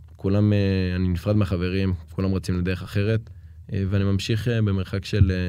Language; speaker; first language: Hebrew; native; Hebrew